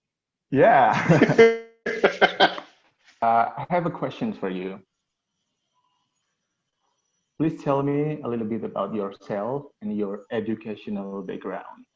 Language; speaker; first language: English; non-native, local second language; Indonesian